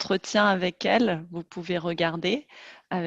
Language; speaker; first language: French; native; French